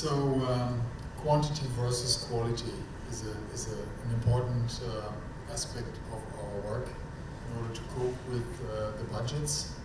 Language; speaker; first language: English; non-native, fluent; German